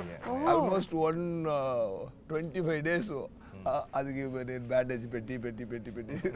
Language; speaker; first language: Telugu; non-native, learner; Tamil